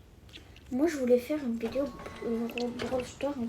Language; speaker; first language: French; native; French